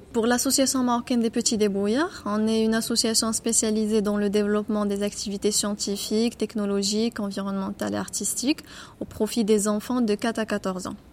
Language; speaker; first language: French; non-native, local second language; Arabic